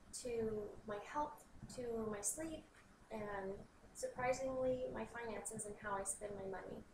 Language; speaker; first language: English; native; English